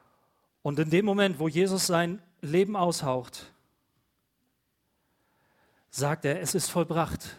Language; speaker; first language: German; native; German